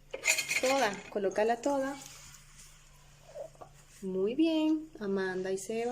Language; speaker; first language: Spanish; native; Spanish